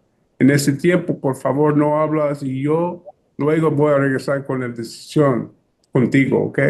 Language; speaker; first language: Spanish; early bilingual, heritage; English